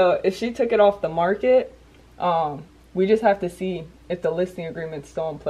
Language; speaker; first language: English; native; English